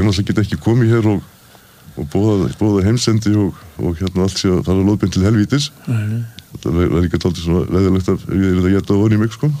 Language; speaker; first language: Icelandic; native; Icelandic